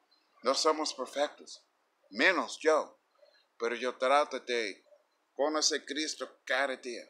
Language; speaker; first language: Spanish; non-native, fluent; English